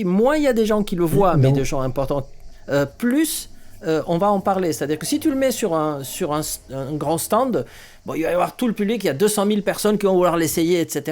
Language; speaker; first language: French; native; French